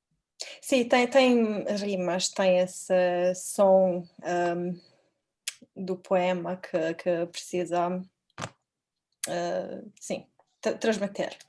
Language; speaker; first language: Portuguese; non-native, learner; Croatian